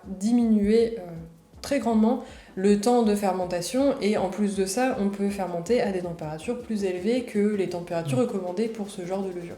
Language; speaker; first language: French; native; French